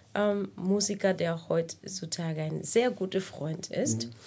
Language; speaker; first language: German; non-native, fluent; Spanish